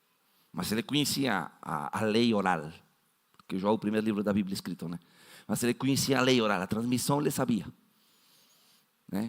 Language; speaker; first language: Portuguese; non-native, fluent; Spanish